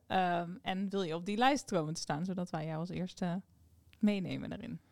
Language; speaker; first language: Dutch; native; Dutch